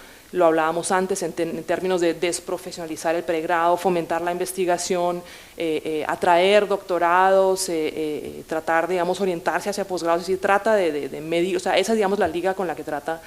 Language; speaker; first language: Spanish; native; Spanish